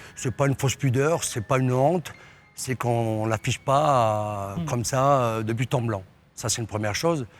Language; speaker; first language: French; native; French